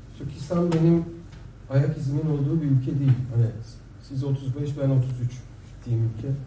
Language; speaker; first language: Turkish; native; Turkish